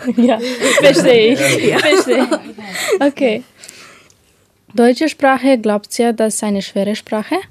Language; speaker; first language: German; non-native, learner; Romanian